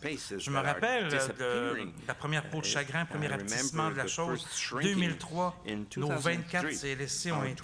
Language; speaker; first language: French; native; French